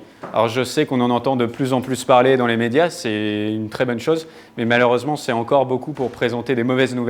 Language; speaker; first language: French; native; French